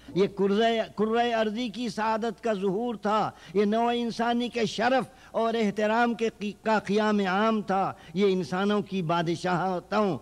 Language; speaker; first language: Urdu; native; Urdu